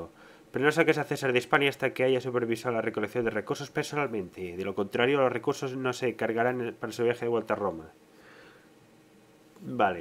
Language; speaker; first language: Spanish; native; Spanish